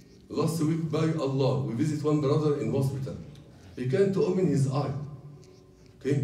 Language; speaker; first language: English; non-native, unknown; Arabic